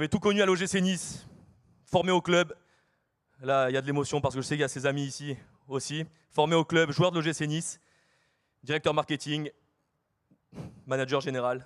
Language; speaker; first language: French; native; French